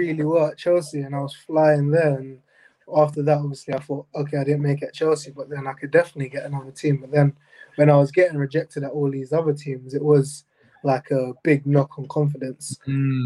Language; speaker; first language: English; native; English